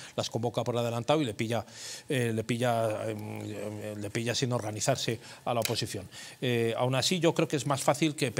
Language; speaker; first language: Spanish; native; Spanish